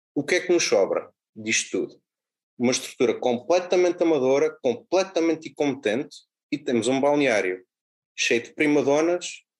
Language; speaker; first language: Portuguese; native; Portuguese